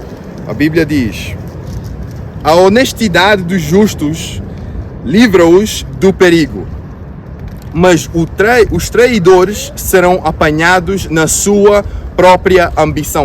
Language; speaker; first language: Portuguese; non-native, fluent; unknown